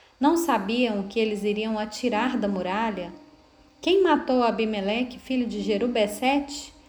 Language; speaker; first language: Portuguese; native; Portuguese